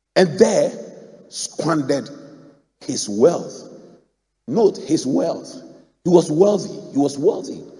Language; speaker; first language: English; non-native, local second language; Akan